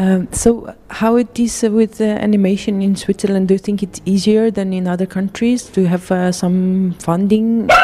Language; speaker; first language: English; non-native, fluent; Bosnian